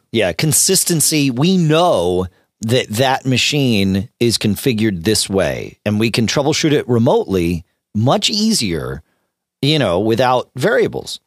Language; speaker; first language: English; native; English